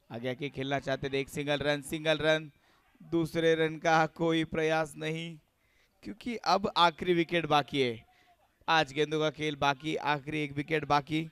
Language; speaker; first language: Hindi; non-native, local second language; Marathi